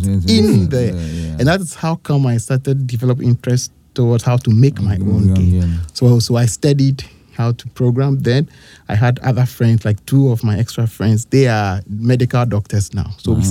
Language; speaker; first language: English; non-native, local second language; Akan